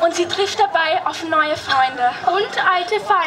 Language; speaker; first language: German; native; German